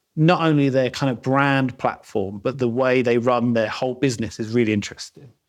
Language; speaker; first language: English; native; English